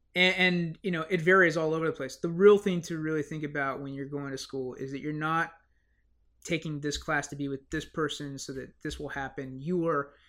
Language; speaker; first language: English; native; English